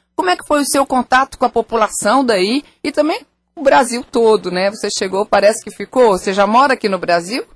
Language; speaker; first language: Portuguese; native; Portuguese